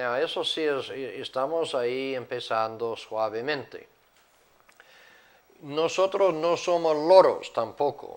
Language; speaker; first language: Spanish; non-native, fluent; English